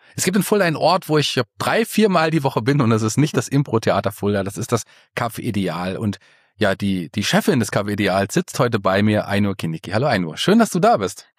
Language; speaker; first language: German; native; German